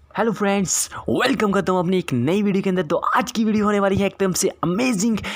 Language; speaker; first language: Hindi; native; Hindi